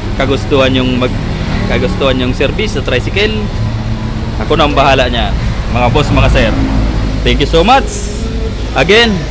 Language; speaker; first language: Filipino; non-native, local second language; Bikol